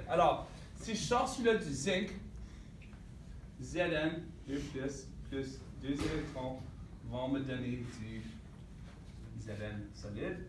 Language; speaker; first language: French; native; French